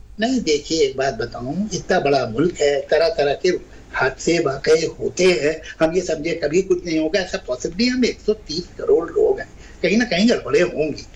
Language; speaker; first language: Hindi; native; Hindi